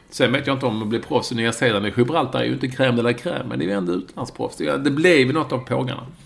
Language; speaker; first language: Swedish; native; Swedish